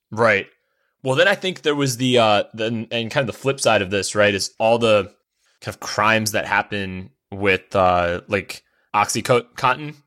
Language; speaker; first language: English; native; English